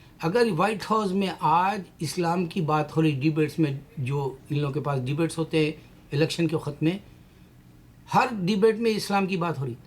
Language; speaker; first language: Urdu; native; Urdu